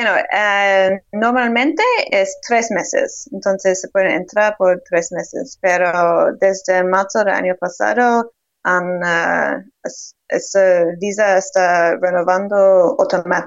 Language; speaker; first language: Spanish; non-native, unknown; English